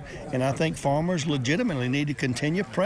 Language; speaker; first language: English; native; English